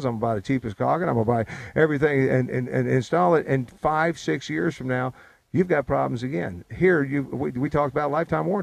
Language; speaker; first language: English; native; English